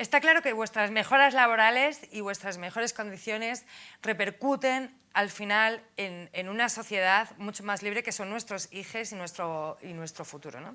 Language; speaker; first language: Spanish; native; Spanish